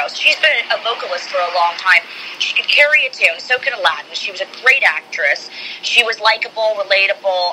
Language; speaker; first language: English; native; English